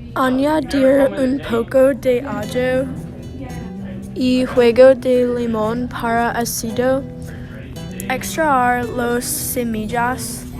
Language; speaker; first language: Spanish; non-native, learner; English